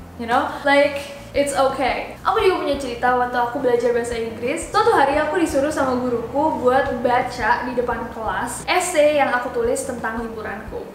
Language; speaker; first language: Indonesian; native; Indonesian